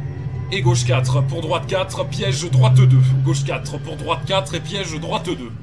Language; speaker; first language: French; native; French